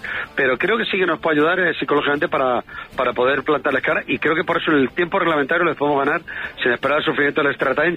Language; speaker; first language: Spanish; native; Spanish